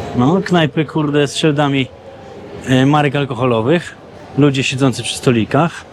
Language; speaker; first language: Polish; native; Polish